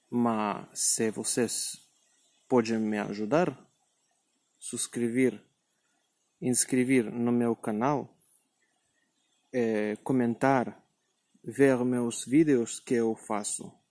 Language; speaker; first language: Portuguese; non-native, learner; Spanish